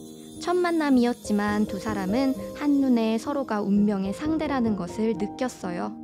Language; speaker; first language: Korean; native; Korean